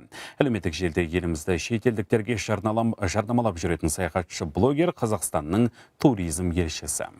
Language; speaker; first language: Kazakh; native; Kazakh